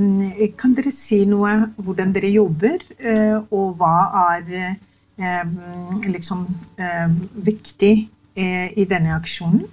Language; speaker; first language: Norwegian; non-native, fluent; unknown